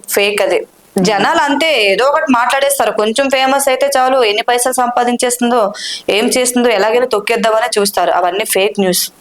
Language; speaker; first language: Telugu; native; Telugu